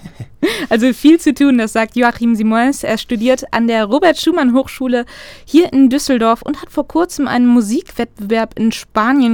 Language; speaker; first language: German; native; German